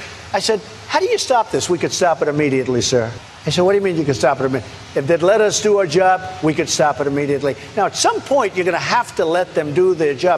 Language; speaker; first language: English; native; English